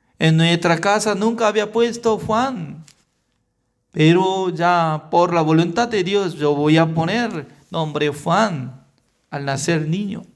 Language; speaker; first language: Spanish; non-native, fluent; Korean